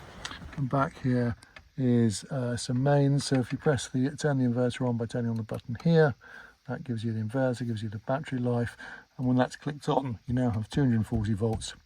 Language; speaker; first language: English; native; English